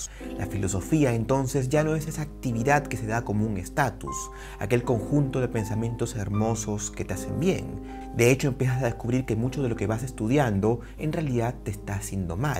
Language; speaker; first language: Spanish; native; Spanish